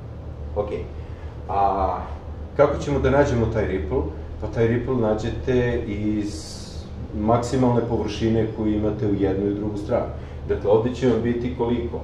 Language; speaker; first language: Serbian; native; Serbian